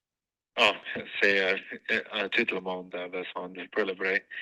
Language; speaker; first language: French; non-native, fluent; English